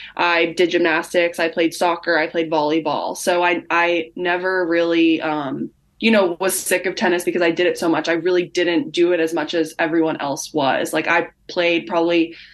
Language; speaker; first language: English; native; English